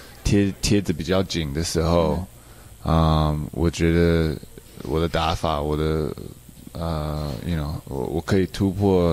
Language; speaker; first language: Chinese; early bilingual, heritage; English